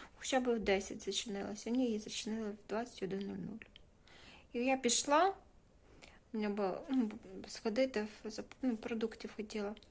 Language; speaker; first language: Ukrainian; non-native, local second language; Russian